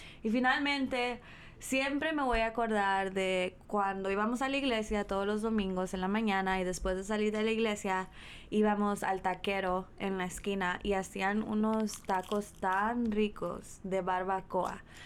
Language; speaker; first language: Spanish; early bilingual, heritage; Spanish